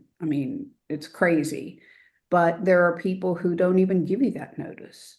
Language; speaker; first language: English; native; English